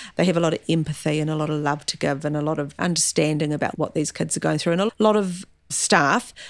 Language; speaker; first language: English; native; English